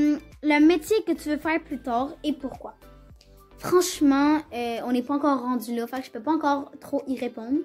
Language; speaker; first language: French; native; French